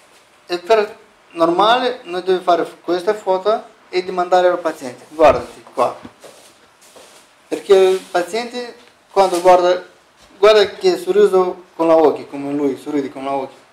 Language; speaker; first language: Italian; non-native, learner; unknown